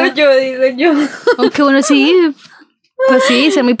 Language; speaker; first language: Spanish; native; Spanish